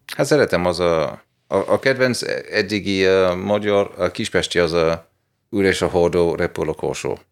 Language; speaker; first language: Hungarian; non-native, fluent; English